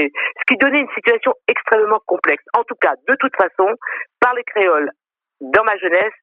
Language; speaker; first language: French; non-native, local second language; Réunion Creole French